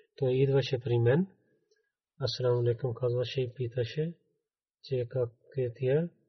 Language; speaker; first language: Bulgarian; non-native, learner; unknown